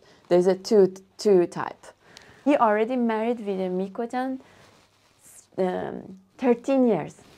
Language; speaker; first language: English; non-native, learner; Japanese